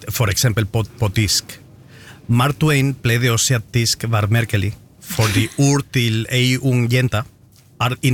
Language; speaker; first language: Norwegian; non-native, fluent; Spanish